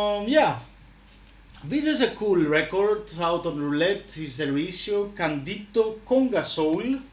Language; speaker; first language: English; non-native, fluent; Greek